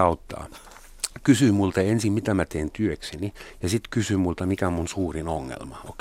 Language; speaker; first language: Finnish; non-native, fluent; German